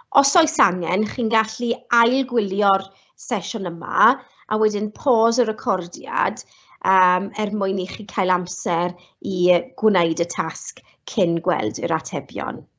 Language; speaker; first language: Welsh; non-native, local second language; English